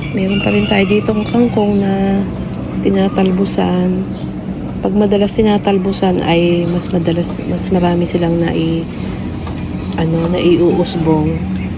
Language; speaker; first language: Filipino; native; Filipino